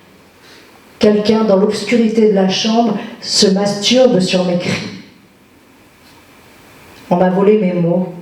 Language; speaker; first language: French; native; French